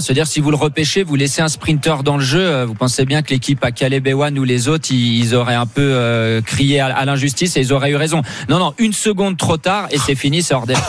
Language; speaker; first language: French; native; French